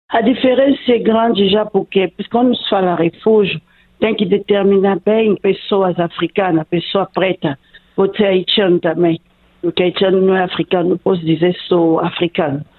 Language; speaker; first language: Portuguese; non-native, fluent; Lingala